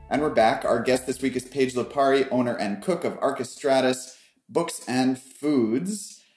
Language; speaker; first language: English; native; English